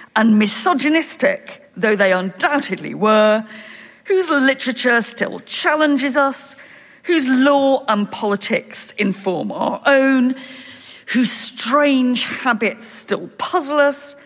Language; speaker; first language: English; native; English